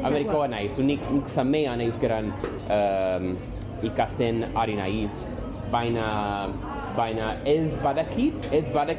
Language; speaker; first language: Basque; non-native, learner; English